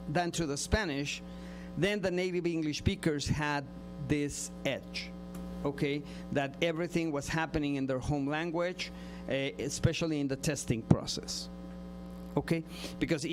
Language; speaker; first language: English; non-native, fluent; Spanish